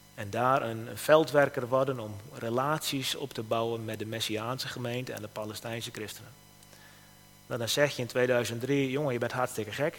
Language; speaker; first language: Dutch; native; Dutch